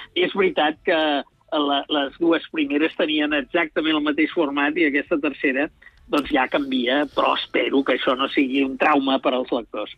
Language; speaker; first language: Catalan; native; Catalan